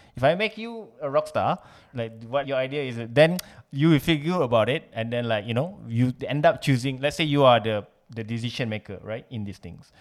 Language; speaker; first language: English; non-native, local second language; Malay